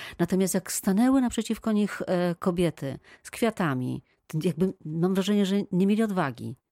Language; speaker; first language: Polish; native; Polish